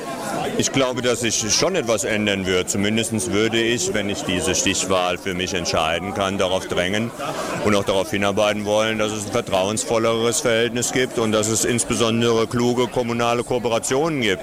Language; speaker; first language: German; native; German